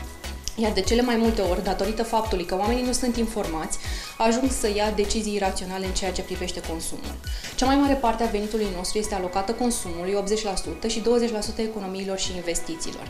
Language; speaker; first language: Romanian; native; Romanian